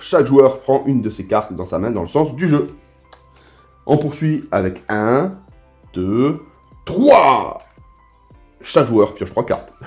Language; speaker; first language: French; native; French